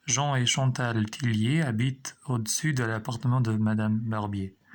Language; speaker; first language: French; non-native, fluent; Albanian